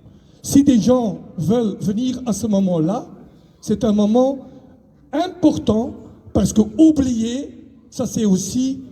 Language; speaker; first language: French; non-native, local second language; Dutch